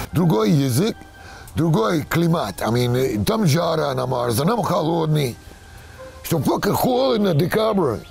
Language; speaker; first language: Russian; non-native, learner; English